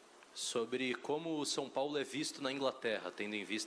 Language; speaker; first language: Portuguese; native; Portuguese